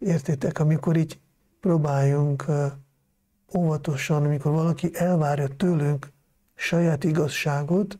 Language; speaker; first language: Hungarian; non-native, fluent; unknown